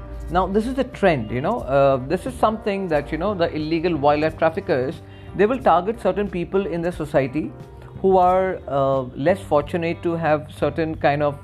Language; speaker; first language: English; non-native, local second language; Assamese